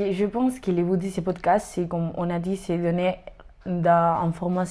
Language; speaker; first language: French; non-native, learner; Spanish